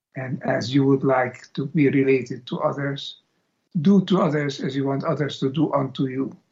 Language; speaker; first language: English; non-native, fluent; Hungarian